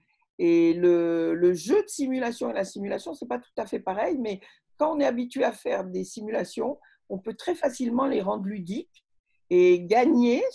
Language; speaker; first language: French; native; French